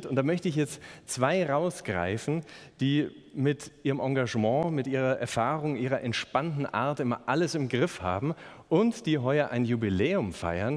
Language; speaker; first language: German; native; German